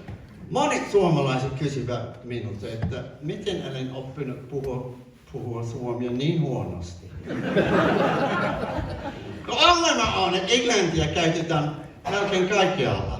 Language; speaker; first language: Finnish; non-native, fluent; English